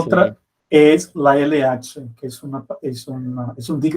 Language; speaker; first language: Spanish; non-native, fluent; Portuguese